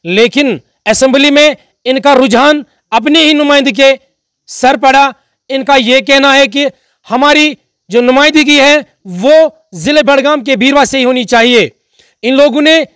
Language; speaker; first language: Hindi; non-native, local second language; Kashmiri